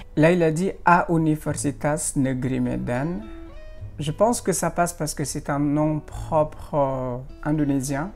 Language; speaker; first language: French; non-native, fluent; Indonesian